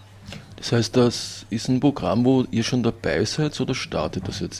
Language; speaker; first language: German; native; German